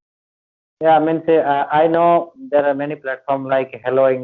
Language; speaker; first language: English; non-native, learner; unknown